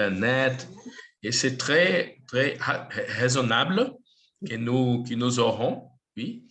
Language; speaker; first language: French; non-native, learner; Portuguese